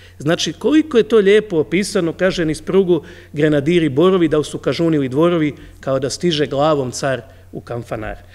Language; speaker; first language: Serbian; native; Serbian